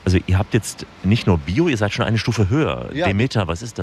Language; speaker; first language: German; native; German